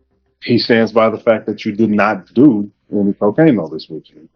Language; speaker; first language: English; native; English